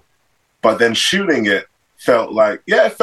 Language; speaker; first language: English; native; English